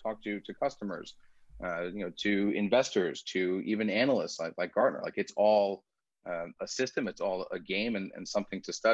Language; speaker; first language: English; early bilingual, other home language; Persian